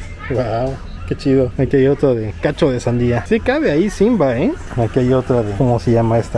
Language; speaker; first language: Spanish; native; Spanish